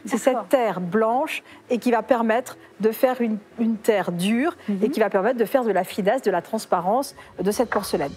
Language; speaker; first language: French; native; French